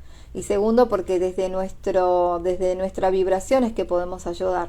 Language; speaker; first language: Spanish; native; Spanish